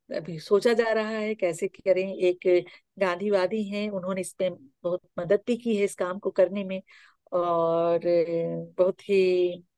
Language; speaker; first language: Hindi; native; Hindi